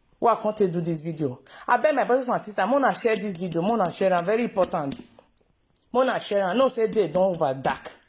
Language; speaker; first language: Nigerian Pidgin; non-native, local second language; Yoruba